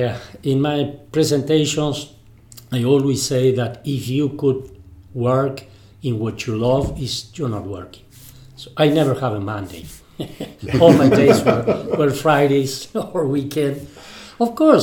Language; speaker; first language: English; non-native, fluent; Spanish